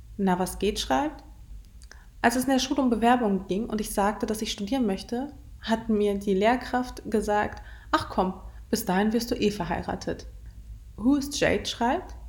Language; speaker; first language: German; early bilingual, other home language; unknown